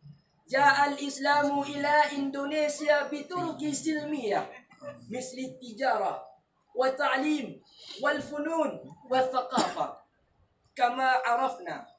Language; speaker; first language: Arabic; non-native, learner; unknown